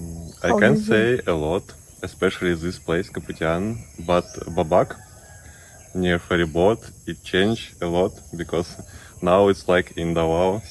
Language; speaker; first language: English; non-native, learner; Russian